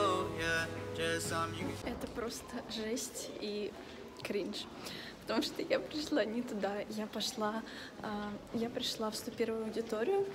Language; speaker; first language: Russian; native; Russian